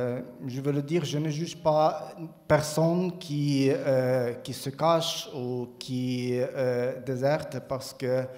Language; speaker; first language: French; non-native, learner; Ukrainian